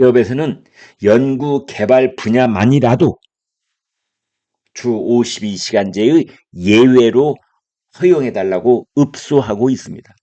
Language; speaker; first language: Korean; native; Korean